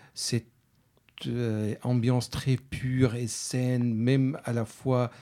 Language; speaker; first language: French; non-native, fluent; Arabic